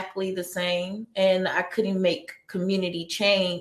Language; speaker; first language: English; native; English